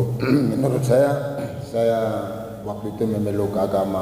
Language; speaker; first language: Indonesian; non-native, local second language; Tetum